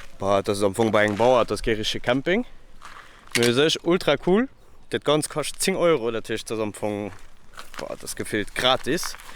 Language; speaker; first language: Luxembourgish; early bilingual, other home language; Portuguese